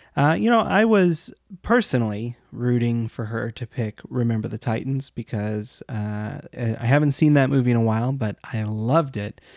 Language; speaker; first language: English; native; English